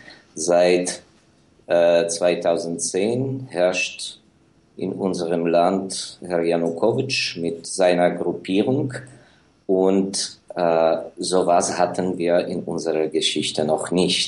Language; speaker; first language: German; non-native, fluent; Ukrainian